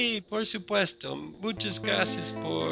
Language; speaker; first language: Spanish; non-native, fluent; English